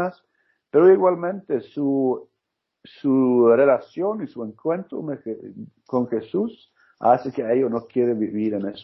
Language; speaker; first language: Spanish; non-native, learner; Norwegian